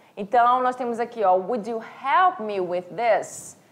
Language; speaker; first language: English; non-native, fluent; Portuguese